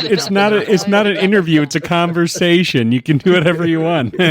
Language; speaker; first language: English; native; English